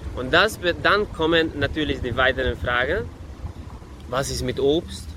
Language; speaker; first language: German; non-native, fluent; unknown